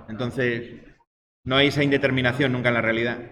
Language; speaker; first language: Spanish; native; Spanish